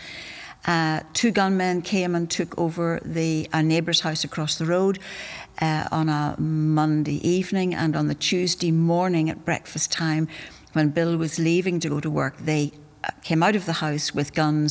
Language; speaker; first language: English; native; English